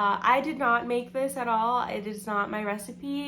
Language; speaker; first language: English; native; English